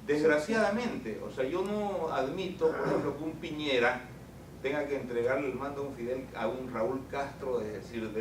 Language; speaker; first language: Spanish; native; Spanish